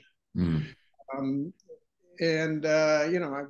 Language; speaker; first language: English; native; English